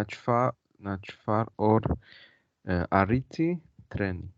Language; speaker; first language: Albanian; non-native, learner; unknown